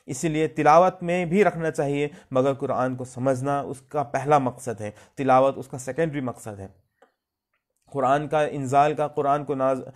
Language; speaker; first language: Hindi; native; Hindi